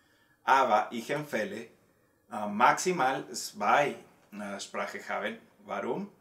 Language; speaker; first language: German; non-native, learner; Spanish